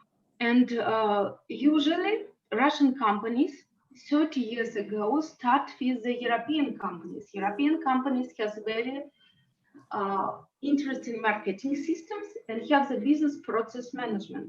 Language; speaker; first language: English; non-native, learner; Russian